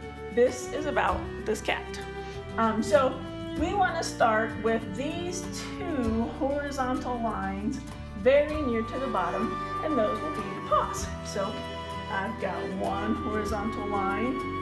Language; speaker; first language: English; native; English